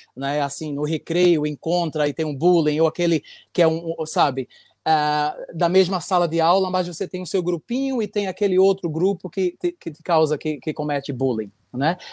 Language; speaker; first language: Portuguese; native; Portuguese